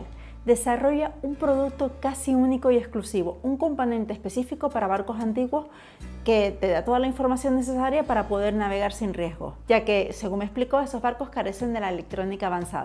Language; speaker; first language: Spanish; native; Spanish